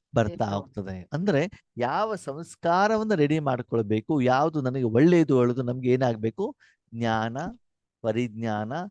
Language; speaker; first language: Kannada; native; Kannada